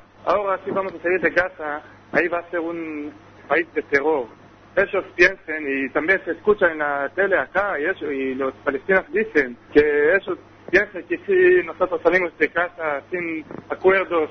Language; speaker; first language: Spanish; non-native, learner; Hebrew